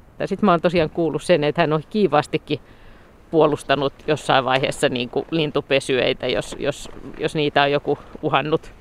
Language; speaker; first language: Finnish; native; Finnish